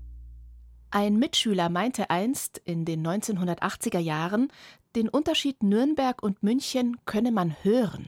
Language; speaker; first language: German; native; German